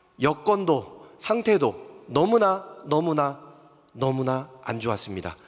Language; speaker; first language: Korean; native; Korean